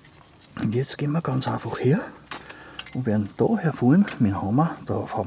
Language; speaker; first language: German; native; German